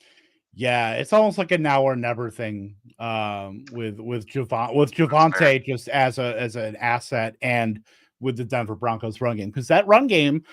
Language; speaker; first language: English; native; English